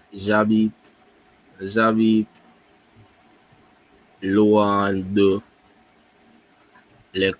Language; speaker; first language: French; non-native, learner; English